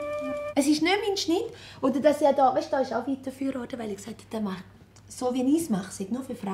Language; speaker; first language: German; non-native, learner; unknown